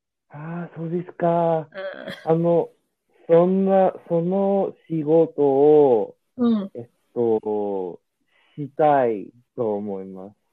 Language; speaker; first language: Japanese; non-native, learner; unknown